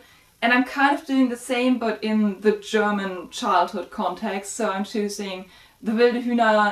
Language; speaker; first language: English; non-native, fluent; German